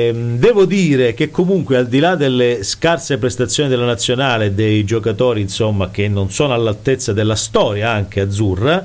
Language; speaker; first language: Italian; native; Italian